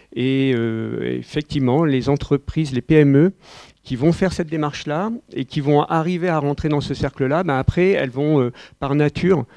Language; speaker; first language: French; native; French